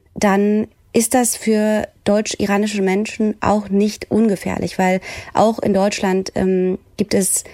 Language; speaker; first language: German; early bilingual, other home language; Persian